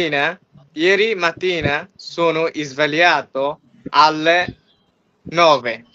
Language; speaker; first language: Italian; non-native, learner; Bangla